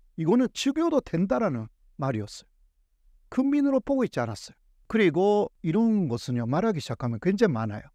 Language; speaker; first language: Korean; non-native, fluent; Japanese